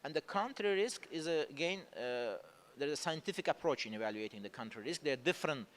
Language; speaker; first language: English; non-native, fluent; Azerbaijani